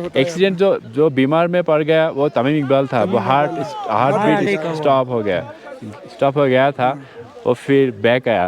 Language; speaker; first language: Hindi; non-native, learner; Bangla